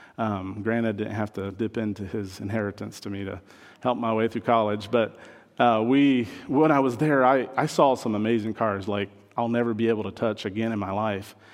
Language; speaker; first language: English; non-native, fluent; French